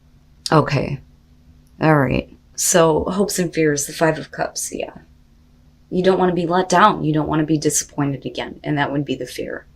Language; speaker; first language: English; native; English